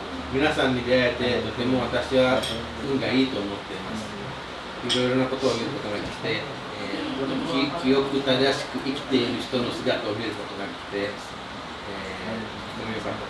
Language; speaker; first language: Japanese; non-native, fluent; Indonesian